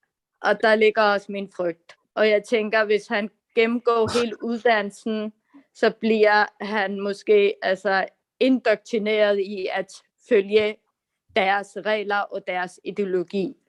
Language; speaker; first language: Danish; non-native, fluent; Urdu